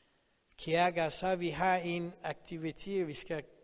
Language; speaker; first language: Danish; non-native, learner; Persian